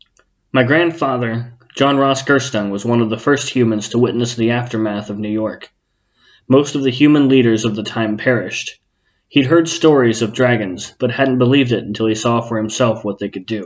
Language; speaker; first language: English; native; English